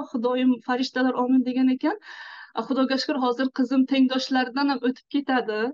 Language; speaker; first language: Uzbek; non-native, local second language; Tajik